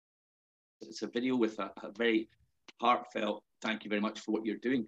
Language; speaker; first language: English; native; English